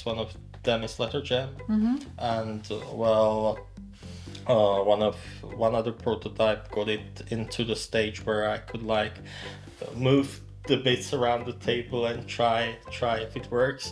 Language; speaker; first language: English; non-native, fluent; Czech